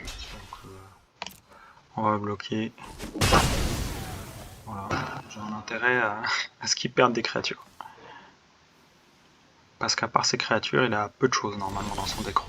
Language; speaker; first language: French; native; French